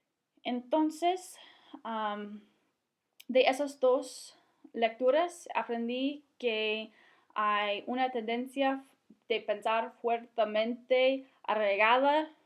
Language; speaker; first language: Spanish; non-native, fluent; English